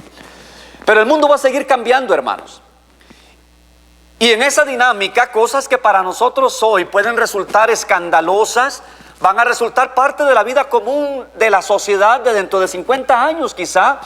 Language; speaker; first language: Spanish; native; Spanish